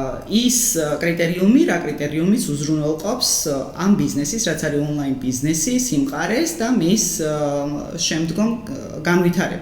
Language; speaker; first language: Georgian; native; Georgian